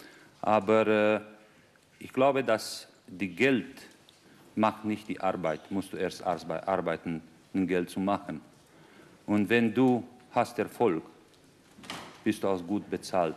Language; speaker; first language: German; non-native, fluent; Romanian